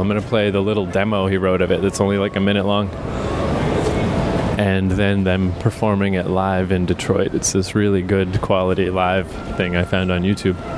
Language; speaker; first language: English; native; English